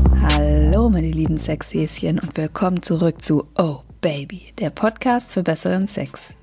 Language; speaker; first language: German; native; German